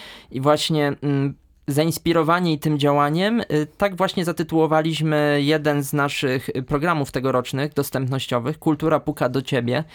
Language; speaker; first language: Polish; native; Polish